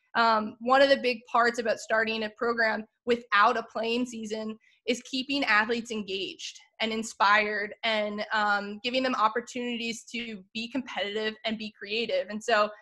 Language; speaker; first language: English; native; English